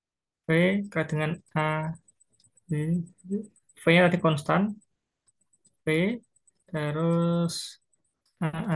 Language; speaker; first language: Indonesian; native; Indonesian